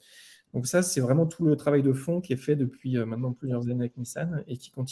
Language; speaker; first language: French; native; French